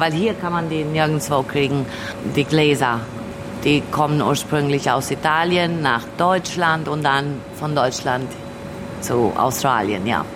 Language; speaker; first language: German; early bilingual, other home language; Albanian